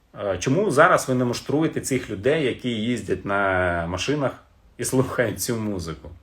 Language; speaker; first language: Ukrainian; non-native, local second language; Russian